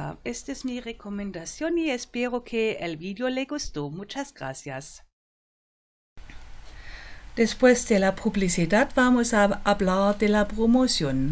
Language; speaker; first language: Spanish; non-native, fluent; German